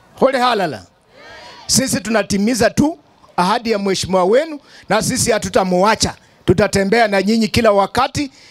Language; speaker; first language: Swahili; non-native, local second language; Luyia